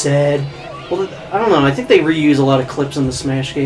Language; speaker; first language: English; native; English